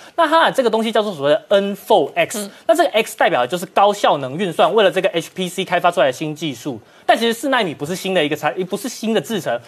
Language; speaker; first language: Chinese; native; Chinese